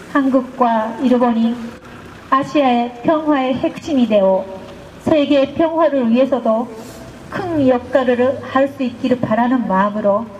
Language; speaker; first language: Korean; non-native, fluent; Japanese